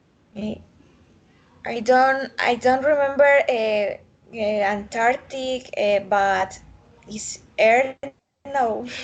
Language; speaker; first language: English; non-native, learner; Spanish